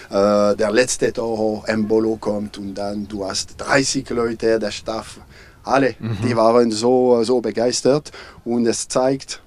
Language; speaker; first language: German; non-native, fluent; French